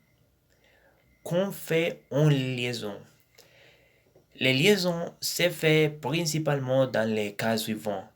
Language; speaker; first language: French; non-native, learner; Spanish